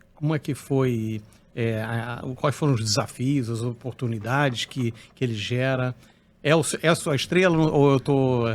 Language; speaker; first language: Portuguese; native; Portuguese